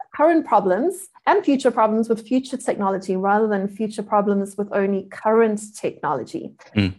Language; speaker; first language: English; native; English